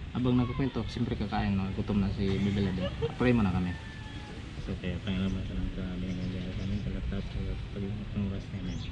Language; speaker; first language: Filipino; non-native, local second language; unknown